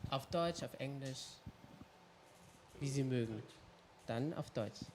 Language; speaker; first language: German; native; German